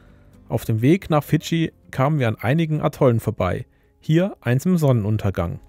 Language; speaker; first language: German; native; German